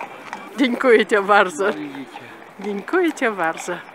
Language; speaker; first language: Polish; non-native, fluent; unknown